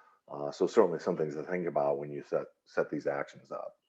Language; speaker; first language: English; native; English